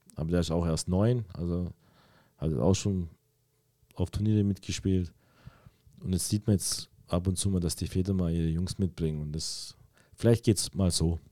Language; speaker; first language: German; early bilingual, other home language; Hungarian